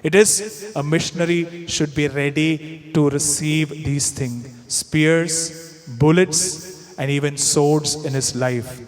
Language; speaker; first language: English; non-native, local second language; Malayalam